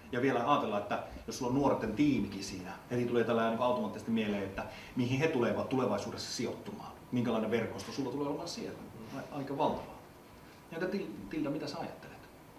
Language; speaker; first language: Finnish; native; Finnish